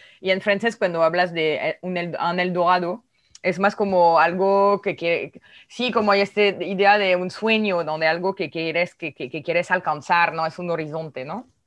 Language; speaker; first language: Spanish; non-native, fluent; French